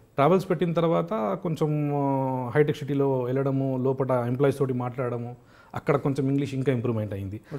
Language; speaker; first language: Telugu; non-native, local second language; Urdu